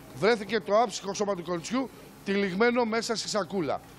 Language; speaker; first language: Greek; native; Greek